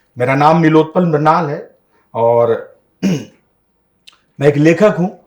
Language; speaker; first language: Hindi; native; Hindi